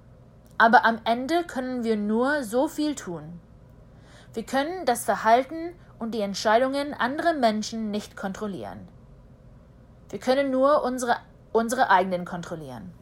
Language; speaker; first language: German; early bilingual, heritage; German